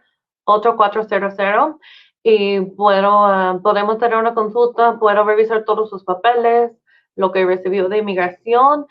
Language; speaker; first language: Spanish; non-native, fluent; English